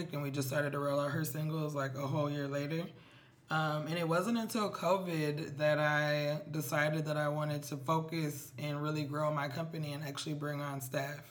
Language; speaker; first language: English; native; English